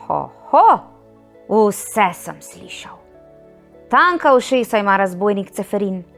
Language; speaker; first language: Slovenian; native; Slovenian